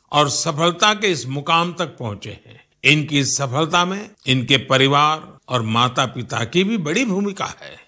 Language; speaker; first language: Hindi; non-native, local second language; Gujarati